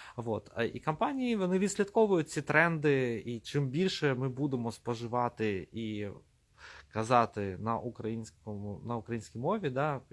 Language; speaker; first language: Ukrainian; non-native, local second language; Russian